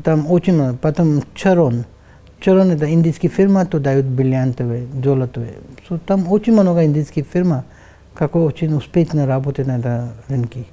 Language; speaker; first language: Russian; non-native, learner; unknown